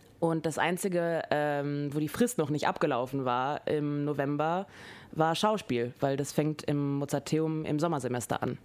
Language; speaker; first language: German; non-native, fluent; French